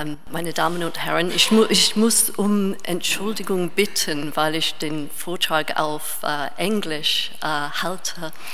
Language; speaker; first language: German; non-native, learner; English